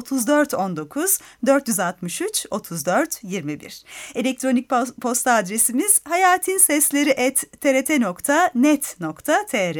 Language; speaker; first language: Turkish; native; Turkish